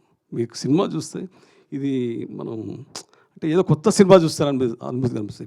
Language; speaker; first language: Telugu; native; Telugu